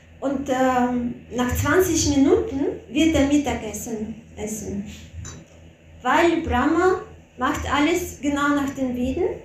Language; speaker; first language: German; non-native, fluent; Russian